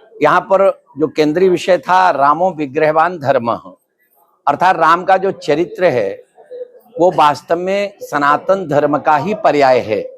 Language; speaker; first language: Hindi; native; Hindi